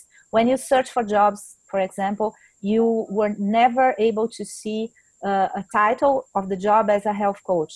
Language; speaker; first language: English; non-native, fluent; Portuguese